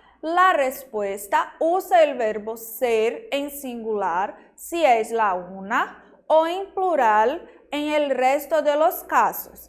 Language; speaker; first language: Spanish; non-native, fluent; Portuguese